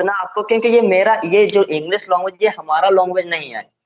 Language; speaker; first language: Hindi; native; Hindi